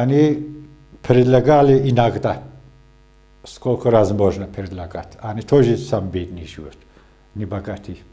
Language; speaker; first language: Russian; non-native, learner; Azerbaijani